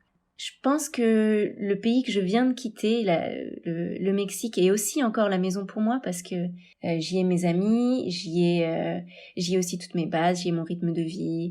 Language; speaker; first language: French; native; French